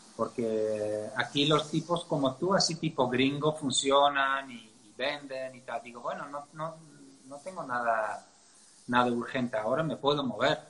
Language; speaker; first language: Spanish; non-native, fluent; Dutch